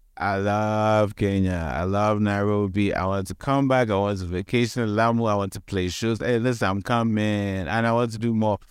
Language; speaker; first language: English; non-native, local second language; Akan